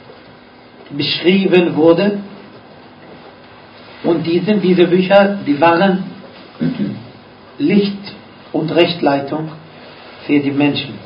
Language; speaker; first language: German; non-native, fluent; Arabic